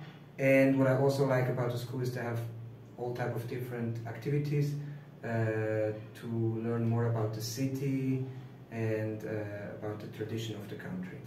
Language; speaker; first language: English; non-native, fluent; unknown